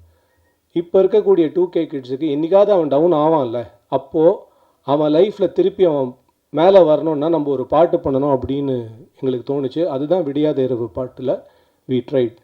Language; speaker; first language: Tamil; native; Tamil